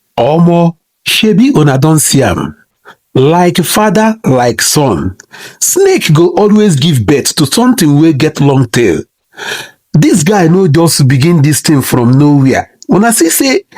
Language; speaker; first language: Nigerian Pidgin; non-native, local second language; Igbo